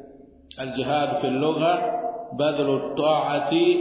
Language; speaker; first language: Arabic; non-native, fluent; Swahili